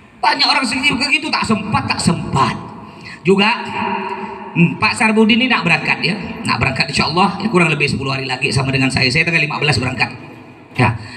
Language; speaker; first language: Malay; native; Malay